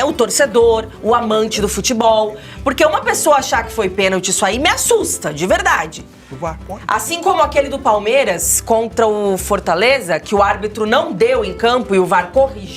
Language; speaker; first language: Portuguese; native; Portuguese